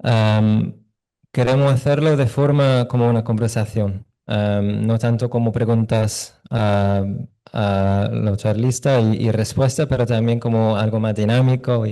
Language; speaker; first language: Spanish; non-native, fluent; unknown